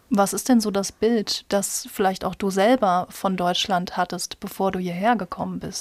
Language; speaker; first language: German; native; German